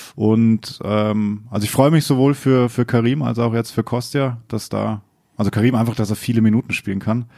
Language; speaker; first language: German; native; German